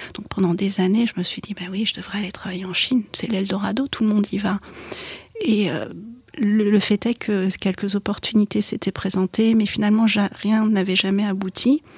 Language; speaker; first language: French; early bilingual, other home language; Chinese